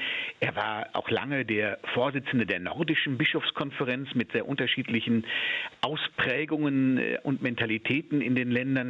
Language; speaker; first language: German; native; German